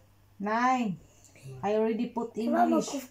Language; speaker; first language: English; non-native, learner; Cebuano